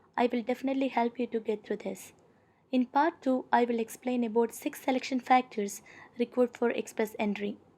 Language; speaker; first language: English; non-native, local second language; Malayalam